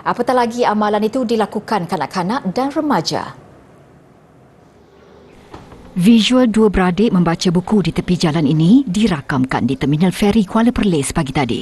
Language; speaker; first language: Malay; native; Malay